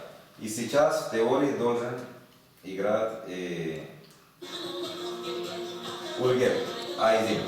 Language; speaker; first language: Russian; non-native, learner; Spanish